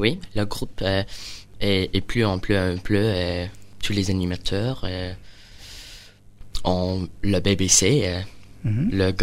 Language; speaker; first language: French; non-native, learner; English